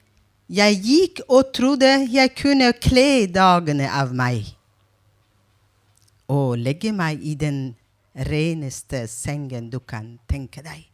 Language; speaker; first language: Norwegian; non-native, fluent; Persian